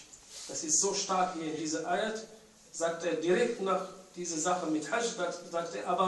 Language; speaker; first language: German; non-native, fluent; Arabic